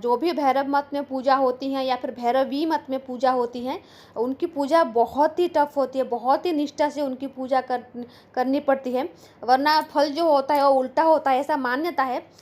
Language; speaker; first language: Hindi; non-native, local second language; Bangla